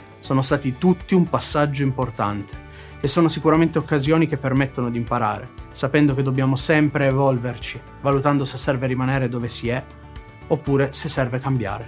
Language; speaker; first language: Italian; native; Italian